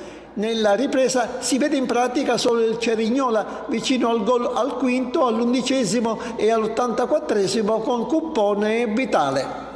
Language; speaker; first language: Italian; native; Italian